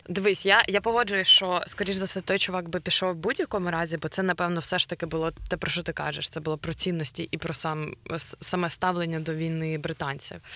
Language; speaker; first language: Ukrainian; native; Ukrainian